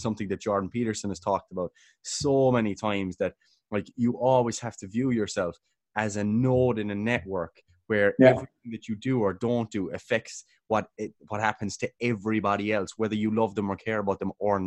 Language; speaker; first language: English; native; English